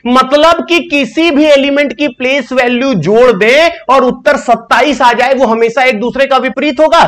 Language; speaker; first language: Hindi; native; Hindi